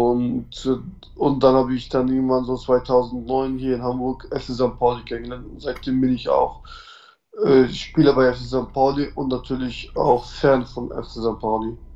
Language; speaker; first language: German; non-native, fluent; Turkish